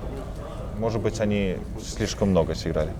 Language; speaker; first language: Russian; early bilingual, heritage; Russian